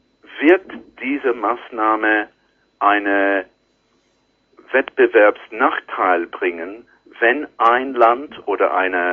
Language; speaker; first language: German; non-native, learner; English